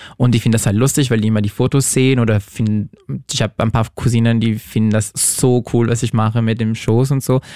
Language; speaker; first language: German; non-native, fluent; French